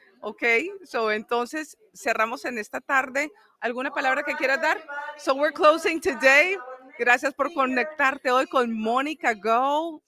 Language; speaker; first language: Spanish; early bilingual, heritage; Spanish